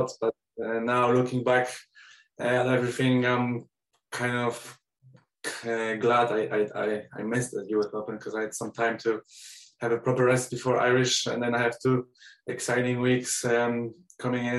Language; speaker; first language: English; non-native, fluent; Polish